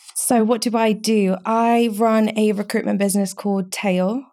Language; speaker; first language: English; early bilingual, other home language; Romanian